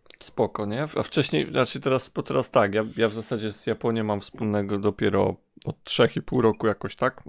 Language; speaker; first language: Polish; native; Polish